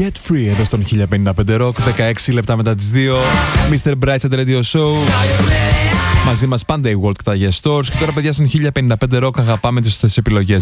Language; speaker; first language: Greek; native; Greek